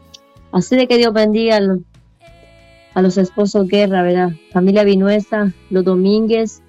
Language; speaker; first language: Spanish; native; Spanish